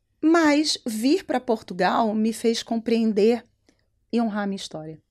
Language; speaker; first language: Portuguese; native; Portuguese